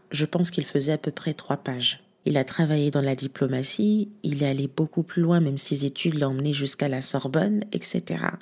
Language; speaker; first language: French; non-native, local second language; Lingala